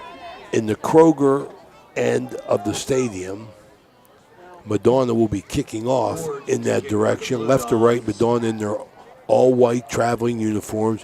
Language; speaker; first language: English; native; English